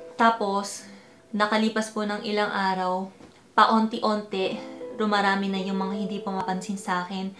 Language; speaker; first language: Filipino; early bilingual, heritage; Filipino